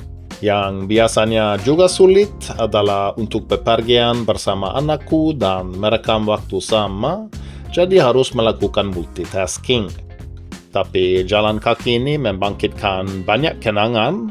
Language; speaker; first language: Indonesian; non-native, fluent; Norwegian